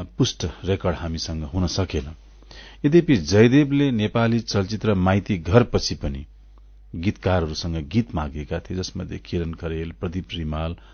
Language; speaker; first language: Nepali; native; Nepali